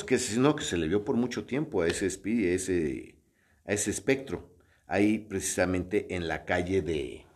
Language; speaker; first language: Spanish; native; Spanish